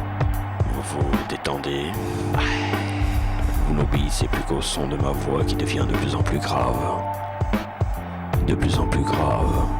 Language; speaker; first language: French; native; French